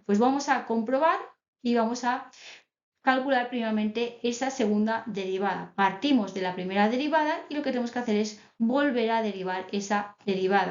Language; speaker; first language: Spanish; native; Spanish